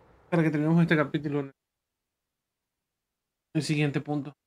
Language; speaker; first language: Spanish; native; Spanish